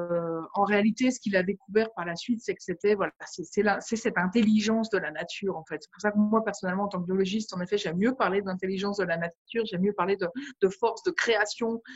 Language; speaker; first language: French; native; French